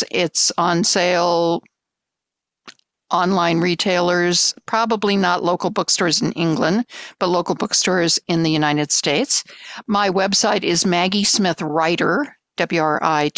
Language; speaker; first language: English; native; English